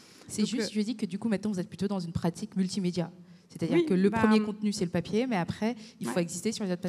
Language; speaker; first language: French; native; French